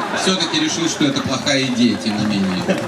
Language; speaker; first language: Russian; native; Russian